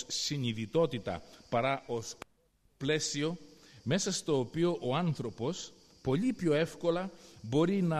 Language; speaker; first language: Greek; native; Greek